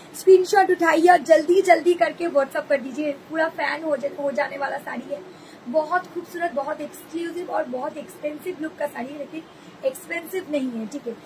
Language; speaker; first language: Hindi; non-native, local second language; Bangla